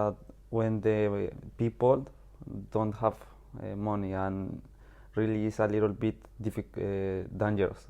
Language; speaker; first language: English; non-native, learner; Spanish